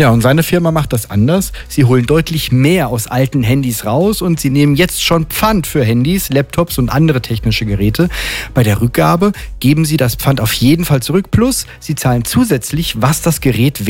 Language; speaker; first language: German; native; German